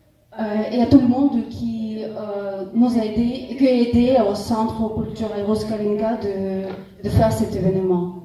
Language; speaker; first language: French; non-native, fluent; Russian